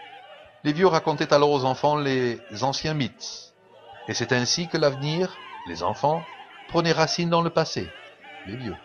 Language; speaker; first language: French; native; French